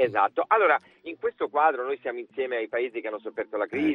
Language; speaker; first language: Italian; native; Italian